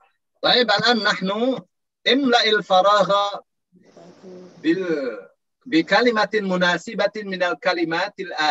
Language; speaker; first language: Arabic; non-native, fluent; Indonesian